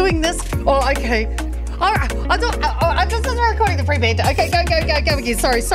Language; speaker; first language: English; non-native, local second language; Samoan